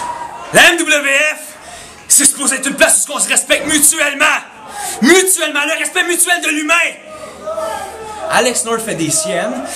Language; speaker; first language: French; native; French